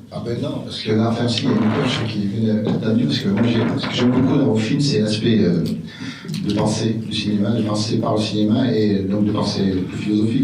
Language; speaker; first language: French; native; French